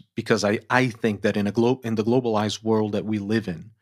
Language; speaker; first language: English; non-native, fluent; Portuguese